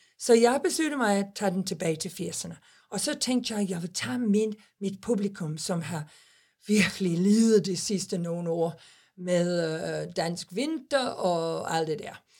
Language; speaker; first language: Danish; non-native, fluent; English